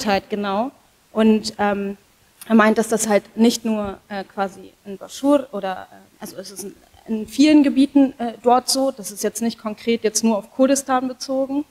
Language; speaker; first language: German; early bilingual, other home language; Kurdish